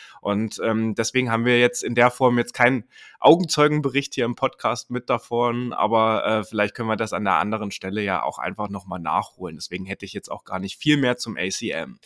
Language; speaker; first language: German; native; German